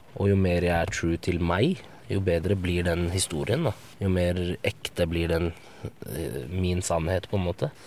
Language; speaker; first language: Norwegian; early bilingual, other home language; Arabic